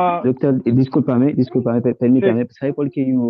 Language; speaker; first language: Spanish; non-native, learner; Haitian Creole